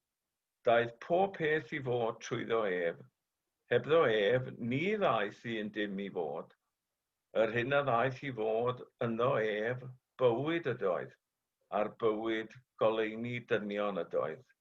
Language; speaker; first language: Welsh; native; Welsh